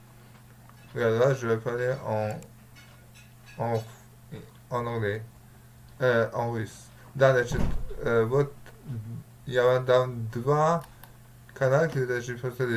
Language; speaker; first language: French; non-native, learner; Russian